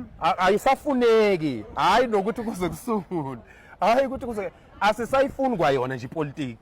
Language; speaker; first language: Zulu; native; Zulu